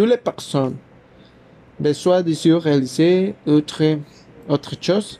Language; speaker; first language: French; non-native, learner; Spanish